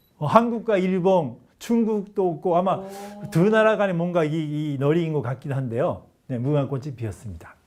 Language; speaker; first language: Korean; non-native, fluent; Japanese